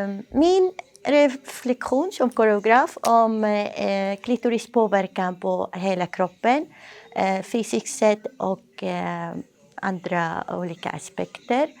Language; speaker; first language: Swedish; non-native, fluent; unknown